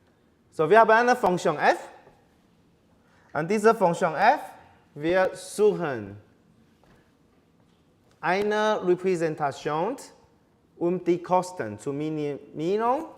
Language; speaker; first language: German; non-native, learner; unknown